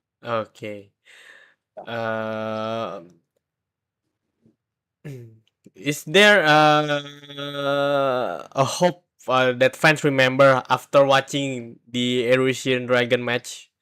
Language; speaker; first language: English; non-native, learner; Indonesian